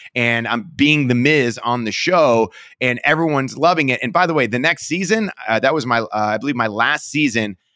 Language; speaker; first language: English; native; English